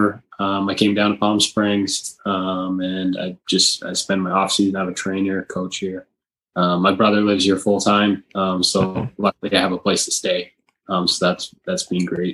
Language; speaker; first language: English; native; English